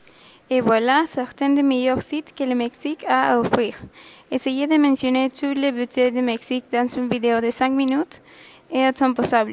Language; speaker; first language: French; non-native, learner; Spanish